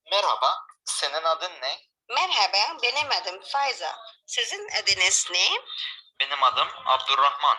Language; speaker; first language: Turkish; non-native, learner; Urdu